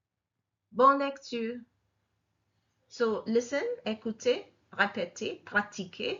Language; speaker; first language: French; non-native, fluent; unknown